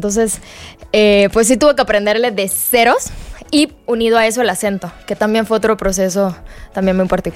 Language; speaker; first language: Spanish; native; Spanish